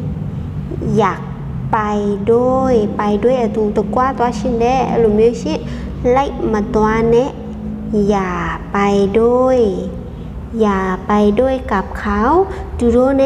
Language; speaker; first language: Thai; non-native, fluent; Burmese